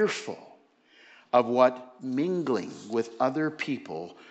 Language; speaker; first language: English; native; English